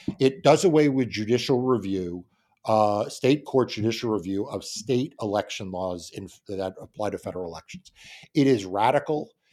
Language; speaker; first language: English; native; English